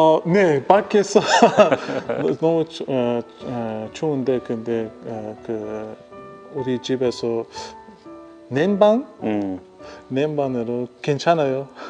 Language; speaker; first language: Korean; non-native, learner; Persian